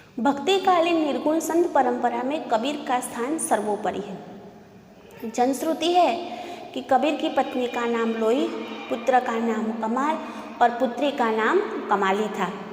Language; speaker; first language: Hindi; non-native, local second language; Gujarati